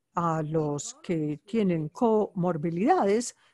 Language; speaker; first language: Spanish; non-native, fluent; Bulgarian